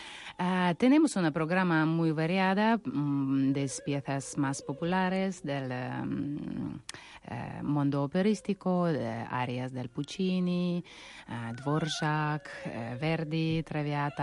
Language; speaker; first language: Spanish; non-native, learner; Russian